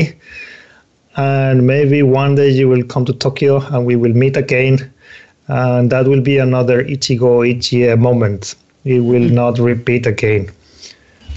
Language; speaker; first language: English; non-native, fluent; Spanish